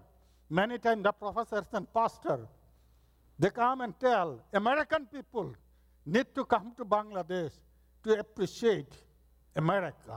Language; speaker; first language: English; non-native, local second language; Bangla